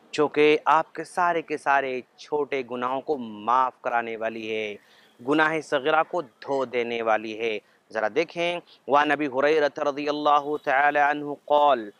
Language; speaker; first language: Urdu; native; Urdu